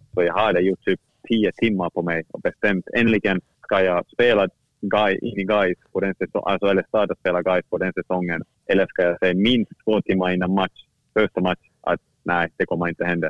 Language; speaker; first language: Swedish; non-native, fluent; Finnish